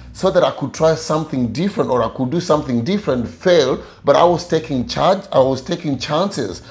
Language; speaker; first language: English; non-native, local second language; Luyia